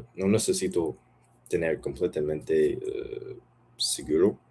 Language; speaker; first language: Spanish; non-native, learner; English